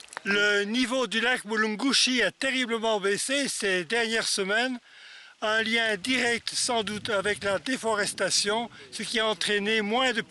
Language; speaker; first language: French; native; French